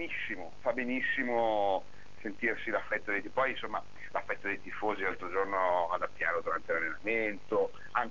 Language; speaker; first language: Italian; native; Italian